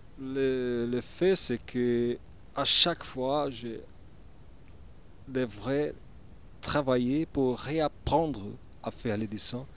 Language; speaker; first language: French; non-native, learner; Portuguese